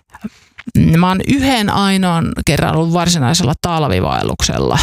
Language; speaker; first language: Finnish; native; Finnish